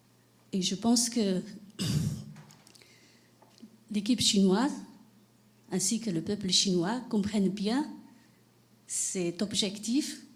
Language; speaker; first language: French; non-native, fluent; Chinese